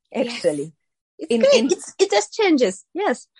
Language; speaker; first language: English; non-native, learner; Ukrainian